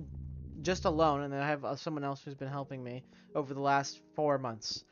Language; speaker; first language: English; native; English